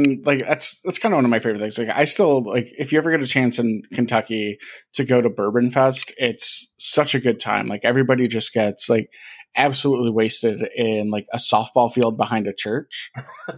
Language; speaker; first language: English; native; English